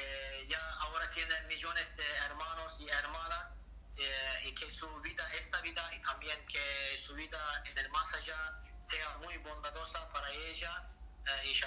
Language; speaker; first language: Spanish; non-native, learner; Turkish